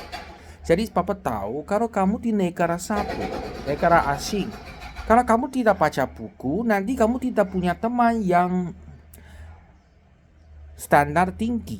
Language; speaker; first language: Indonesian; non-native, learner; Chinese